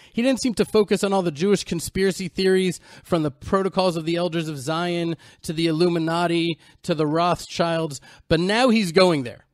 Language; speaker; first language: English; native; English